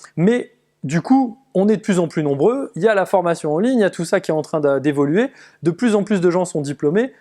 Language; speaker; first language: French; native; French